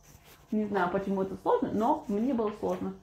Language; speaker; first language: Russian; non-native, fluent; English